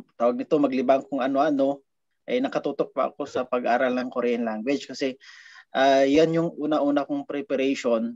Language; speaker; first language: Filipino; non-native, local second language; Hiligaynon